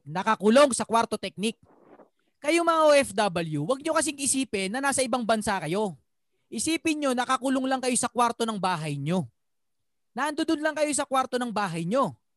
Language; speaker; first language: Filipino; native; Filipino